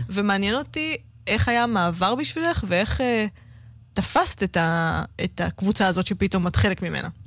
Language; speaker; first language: Hebrew; native; Hebrew